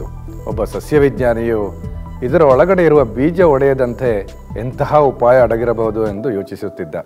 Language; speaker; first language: Kannada; native; Kannada